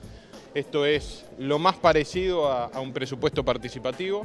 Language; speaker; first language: Spanish; native; Spanish